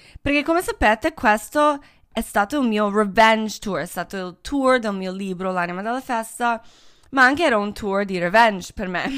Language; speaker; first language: Italian; non-native, fluent; English